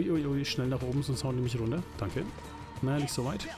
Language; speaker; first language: German; native; German